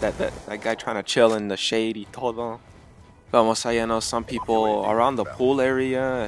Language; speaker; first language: English; early bilingual, other home language; Spanish